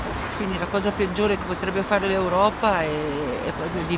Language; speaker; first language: Italian; native; Italian